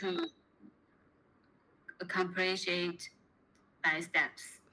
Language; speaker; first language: English; non-native, learner; Chinese